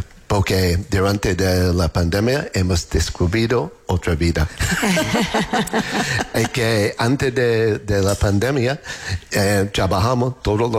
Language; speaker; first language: Spanish; non-native, learner; English